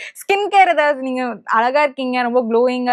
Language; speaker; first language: Tamil; native; Tamil